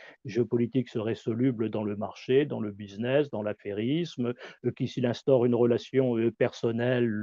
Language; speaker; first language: French; native; French